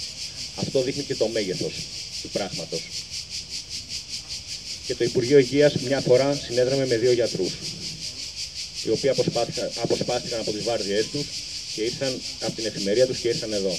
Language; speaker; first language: Greek; native; Greek